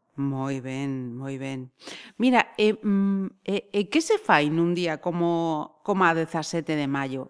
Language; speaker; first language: Galician; native; Galician